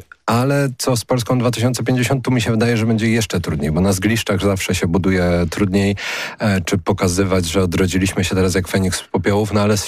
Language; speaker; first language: Polish; native; Polish